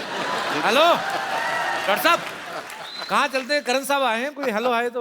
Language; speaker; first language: Hindi; native; Hindi